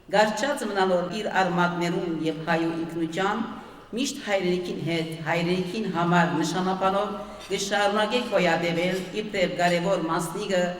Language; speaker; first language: Armenian; early bilingual, heritage; Armenian